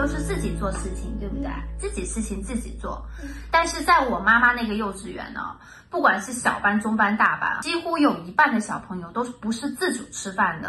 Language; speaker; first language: Chinese; native; Chinese